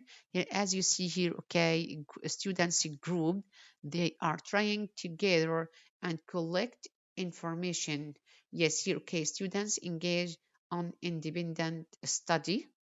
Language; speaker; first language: English; non-native, fluent; Arabic